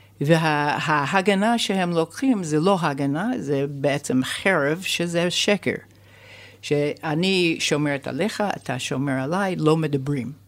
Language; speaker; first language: Hebrew; non-native, fluent; English